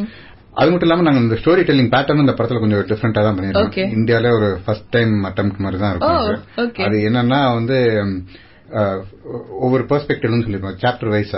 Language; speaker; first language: Tamil; native; Tamil